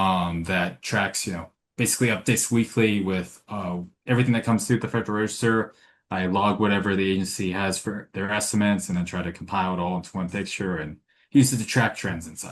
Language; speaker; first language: English; native; English